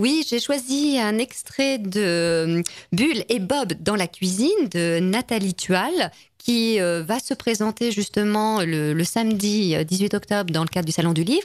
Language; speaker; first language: French; native; French